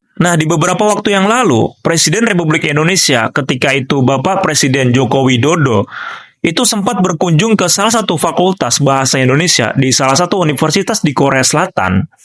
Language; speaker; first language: Indonesian; native; Indonesian